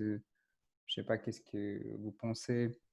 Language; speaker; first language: French; non-native, fluent; Russian